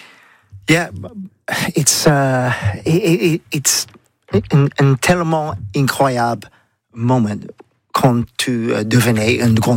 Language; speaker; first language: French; non-native, learner; English